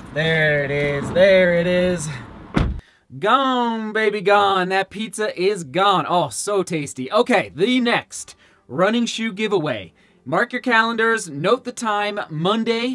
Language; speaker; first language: English; native; English